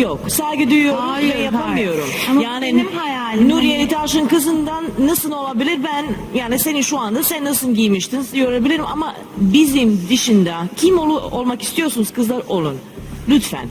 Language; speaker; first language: Turkish; non-native, learner; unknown